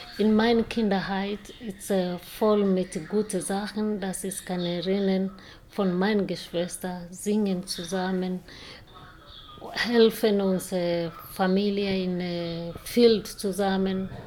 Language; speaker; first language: German; non-native, learner; Kikuyu